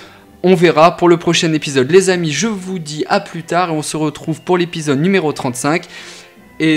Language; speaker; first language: French; native; French